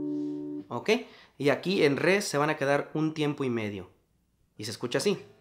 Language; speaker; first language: Spanish; native; Spanish